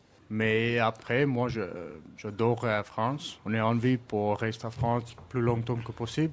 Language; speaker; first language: French; non-native, learner; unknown